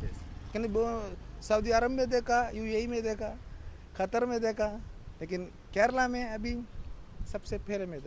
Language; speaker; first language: Hindi; non-native, local second language; Malayalam